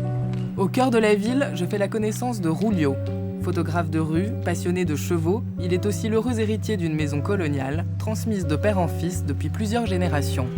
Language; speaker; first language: French; native; French